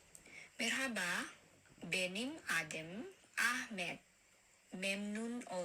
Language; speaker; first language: Turkish; non-native, learner; Indonesian